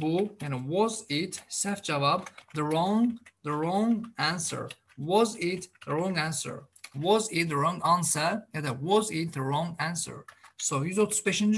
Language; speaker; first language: English; non-native, fluent; Azerbaijani